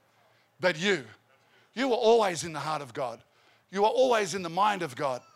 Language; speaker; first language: English; native; English